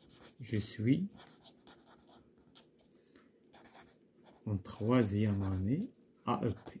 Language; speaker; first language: French; non-native, local second language; Arabic